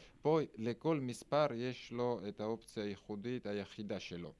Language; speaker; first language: Hebrew; non-native, fluent; Russian